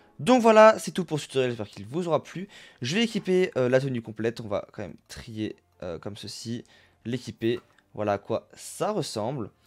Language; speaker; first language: French; native; French